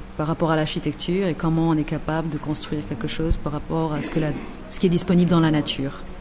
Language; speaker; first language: French; non-native, fluent; Dutch